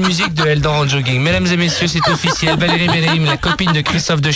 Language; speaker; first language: French; native; French